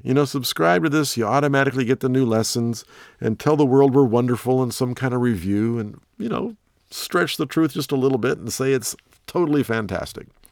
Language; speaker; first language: English; native; English